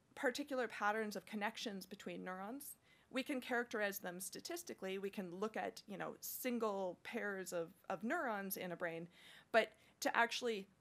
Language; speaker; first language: English; native; English